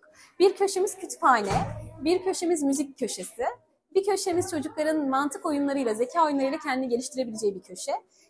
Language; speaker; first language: Turkish; native; Turkish